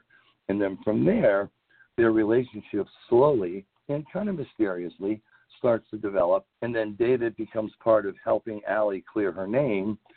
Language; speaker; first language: English; native; English